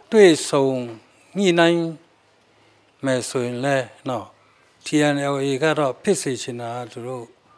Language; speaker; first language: Burmese; non-native, local second language; Shan